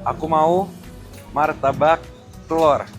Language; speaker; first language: Indonesian; non-native, learner; Czech